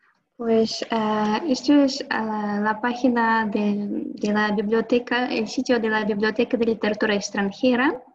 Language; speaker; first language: Spanish; non-native, fluent; Russian